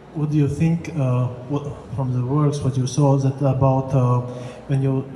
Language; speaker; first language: English; non-native, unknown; Latvian